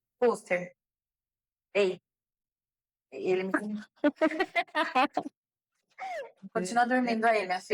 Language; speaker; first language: Portuguese; native; Portuguese